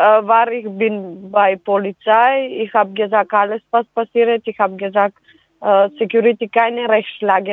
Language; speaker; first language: German; non-native, learner; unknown